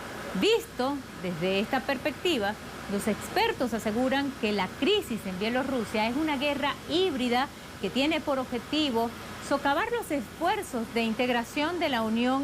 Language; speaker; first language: Spanish; native; Spanish